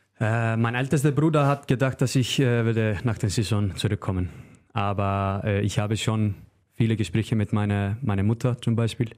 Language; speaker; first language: German; non-native, learner; Icelandic